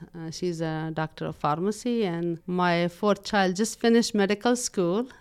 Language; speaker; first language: English; non-native, fluent; Persian